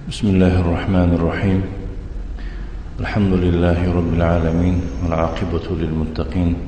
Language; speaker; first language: Arabic; non-native, fluent; Tajik